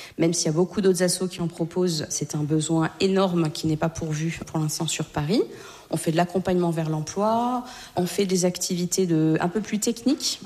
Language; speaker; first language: French; native; French